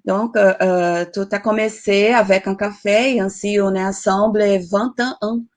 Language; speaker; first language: French; non-native, learner; Portuguese